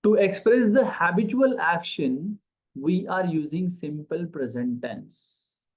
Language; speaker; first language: English; non-native, local second language; Marathi